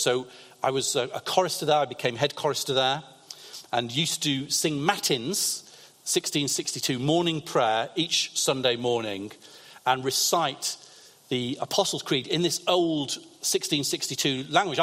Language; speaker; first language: English; native; English